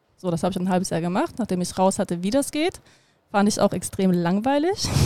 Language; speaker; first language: German; early bilingual, other home language; Russian